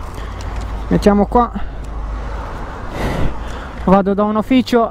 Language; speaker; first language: Italian; non-native, fluent; Romanian